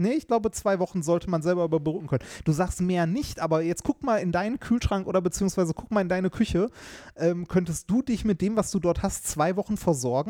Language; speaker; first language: German; native; German